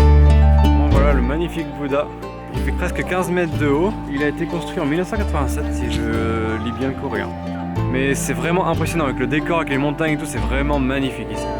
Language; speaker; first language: French; native; French